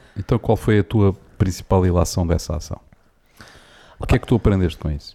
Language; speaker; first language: Portuguese; native; Portuguese